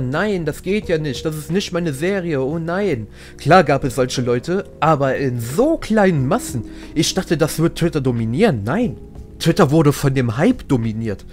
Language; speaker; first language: German; native; German